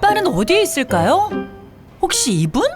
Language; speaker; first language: Korean; native; Korean